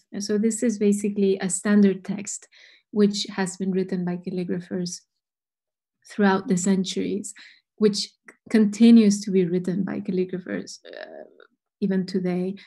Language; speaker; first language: English; non-native, fluent; Spanish